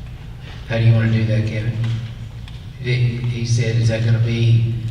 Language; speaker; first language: English; native; English